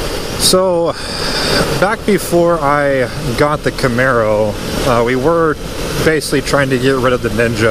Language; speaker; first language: English; native; English